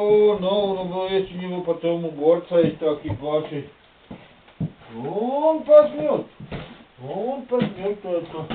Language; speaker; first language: Russian; non-native, learner; Czech